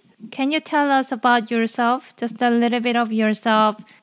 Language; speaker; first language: English; non-native, fluent; Korean